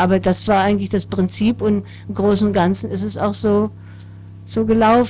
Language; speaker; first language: German; native; German